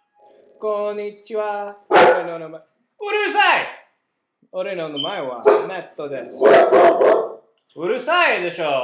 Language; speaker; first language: Japanese; non-native, learner; English